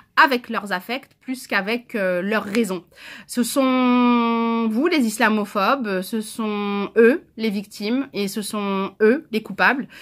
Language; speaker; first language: French; native; French